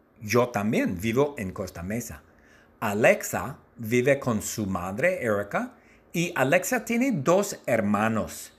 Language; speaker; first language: Spanish; non-native, learner; English